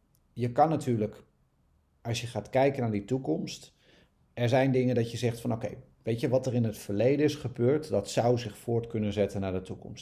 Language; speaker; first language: Dutch; native; Dutch